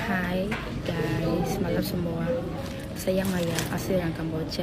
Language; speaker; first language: Indonesian; non-native, learner; Khmer